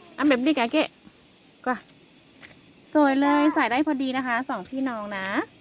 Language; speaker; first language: Thai; native; Thai